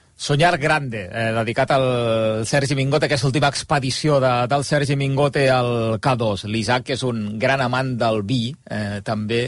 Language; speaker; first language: Catalan; native; Catalan